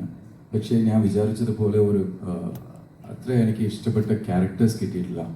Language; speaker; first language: Malayalam; non-native, learner; Tamil